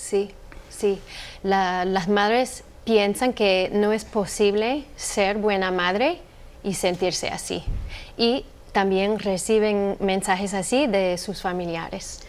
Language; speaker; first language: Spanish; non-native, fluent; English